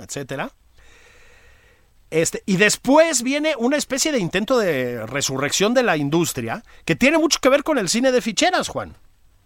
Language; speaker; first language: Spanish; native; Spanish